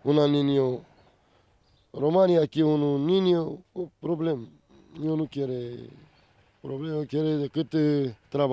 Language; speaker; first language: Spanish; non-native, learner; Romanian